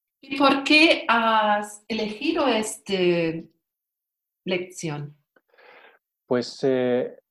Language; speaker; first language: Spanish; non-native, learner; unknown